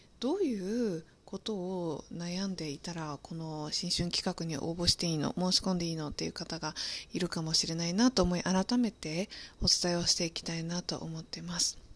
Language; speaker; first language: Japanese; native; Japanese